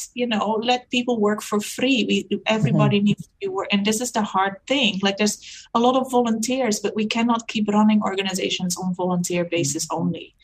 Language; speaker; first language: English; non-native, fluent; Dutch